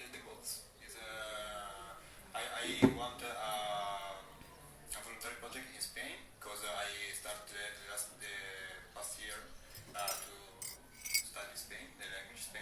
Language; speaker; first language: English; non-native, learner; Italian